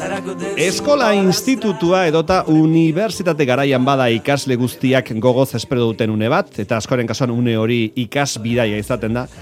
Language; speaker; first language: Basque; native; Basque